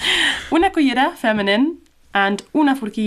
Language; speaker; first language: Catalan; non-native, fluent; English